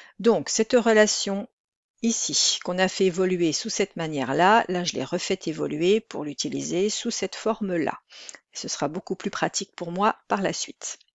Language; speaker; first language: French; native; French